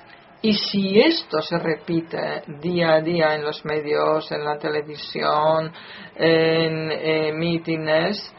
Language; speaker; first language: Spanish; non-native, fluent; Polish